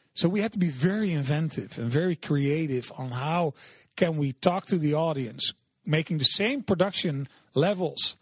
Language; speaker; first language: English; non-native, fluent; Dutch